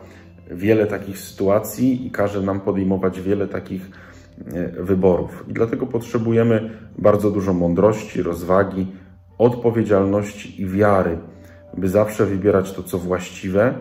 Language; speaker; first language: Polish; native; Polish